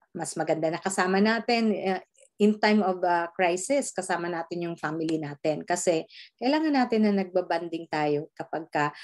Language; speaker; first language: Filipino; non-native, local second language; Bikol